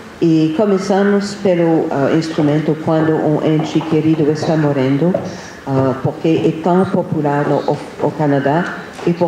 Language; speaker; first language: Portuguese; non-native, fluent; English